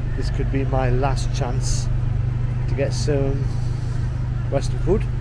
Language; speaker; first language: English; native; English